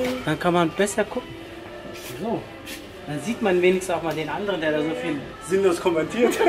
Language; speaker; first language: German; native; German